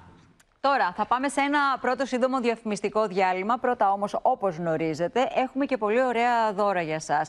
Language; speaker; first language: Greek; native; Greek